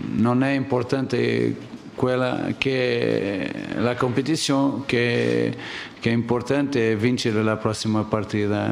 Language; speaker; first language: Italian; non-native, learner; Portuguese